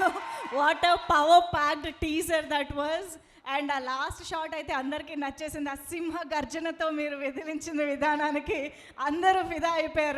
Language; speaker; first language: Telugu; native; Telugu